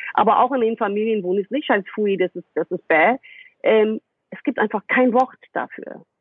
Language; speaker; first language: German; non-native, fluent; English